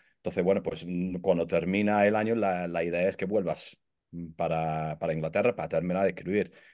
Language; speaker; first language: Spanish; non-native, fluent; English